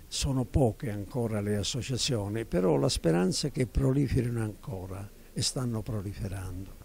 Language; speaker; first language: Italian; native; Italian